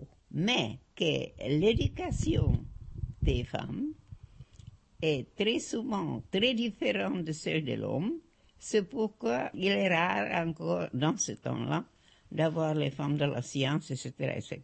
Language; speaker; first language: French; non-native, fluent; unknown